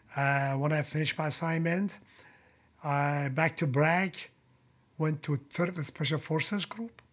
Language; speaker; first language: English; non-native, fluent; Persian